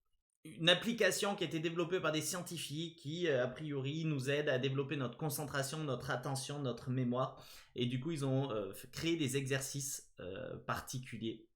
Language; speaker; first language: French; native; French